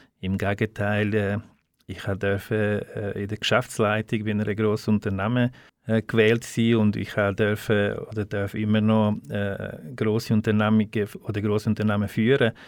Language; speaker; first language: German; non-native, fluent; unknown